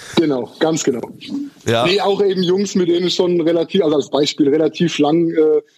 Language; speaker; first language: German; native; German